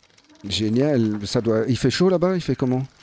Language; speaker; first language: French; native; French